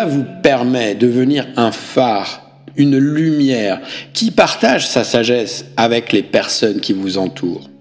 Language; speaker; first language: French; native; French